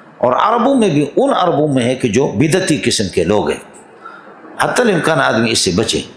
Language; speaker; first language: Urdu; non-native, local second language; Brahui